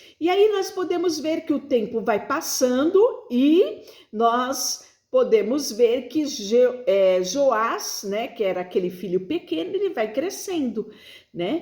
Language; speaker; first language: Portuguese; native; Portuguese